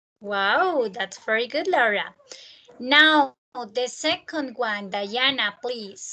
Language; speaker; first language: English; non-native, fluent; Spanish